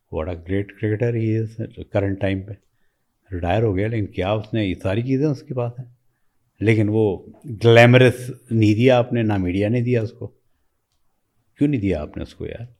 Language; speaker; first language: Urdu; native; Urdu